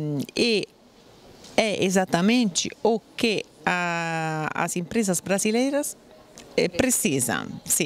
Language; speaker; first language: Portuguese; non-native, fluent; Italian